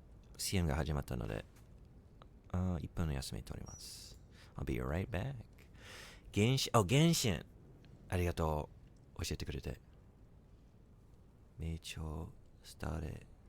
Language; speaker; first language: Japanese; non-native, learner; English